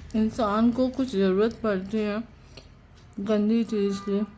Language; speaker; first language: Hindi; non-native, local second language; Bangla